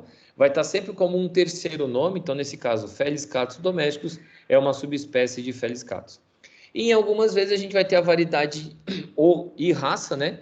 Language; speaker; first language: Portuguese; native; Portuguese